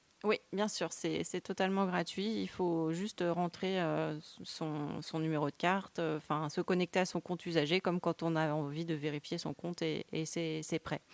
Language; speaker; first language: French; native; French